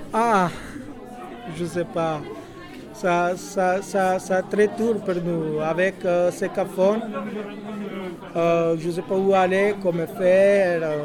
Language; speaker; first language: French; non-native, learner; Albanian